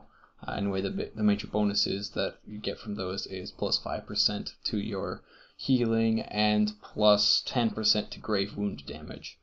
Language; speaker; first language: English; native; English